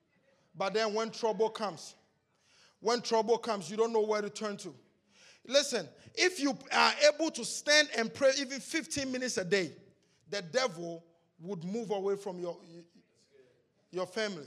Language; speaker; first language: English; non-native, local second language; Akan